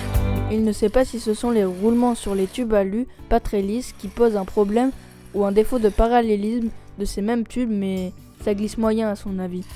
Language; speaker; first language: French; native; French